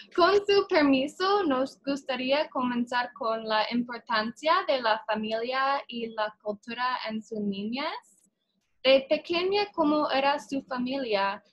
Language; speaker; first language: Spanish; non-native, learner; English